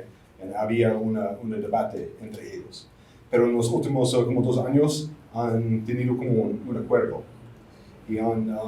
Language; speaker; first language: Spanish; non-native, fluent; English